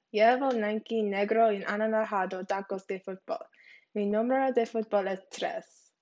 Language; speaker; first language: Spanish; non-native, learner; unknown